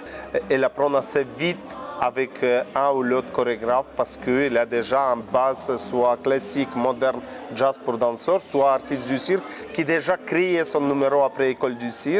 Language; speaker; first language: French; non-native, fluent; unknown